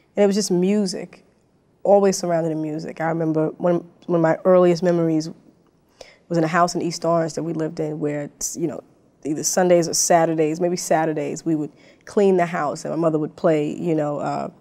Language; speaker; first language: English; native; English